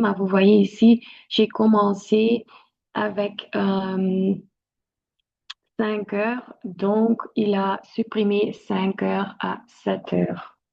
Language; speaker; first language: French; non-native, local second language; Dutch